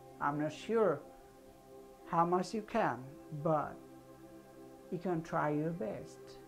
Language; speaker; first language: English; non-native, local second language; Bangla